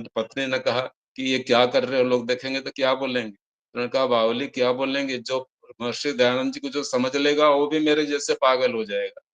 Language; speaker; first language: Hindi; non-native, local second language; Odia